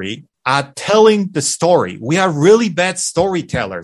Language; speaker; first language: English; non-native, fluent; Polish